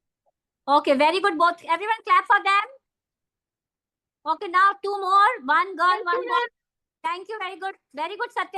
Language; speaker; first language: English; non-native, fluent; Hindi